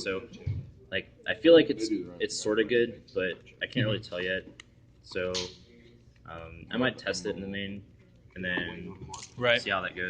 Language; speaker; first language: English; native; English